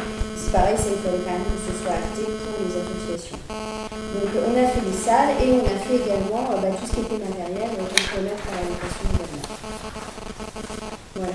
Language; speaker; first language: French; native; French